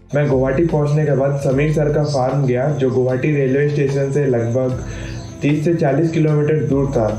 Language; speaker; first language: Hindi; non-native, local second language; Bangla